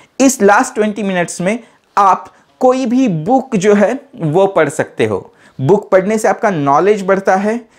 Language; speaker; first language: Hindi; non-native, local second language; Marathi